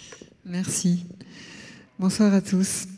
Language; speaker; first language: French; native; French